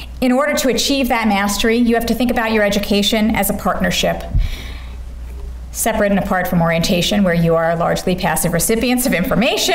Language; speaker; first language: English; native; English